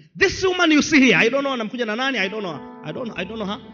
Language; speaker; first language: English; non-native, local second language; Swahili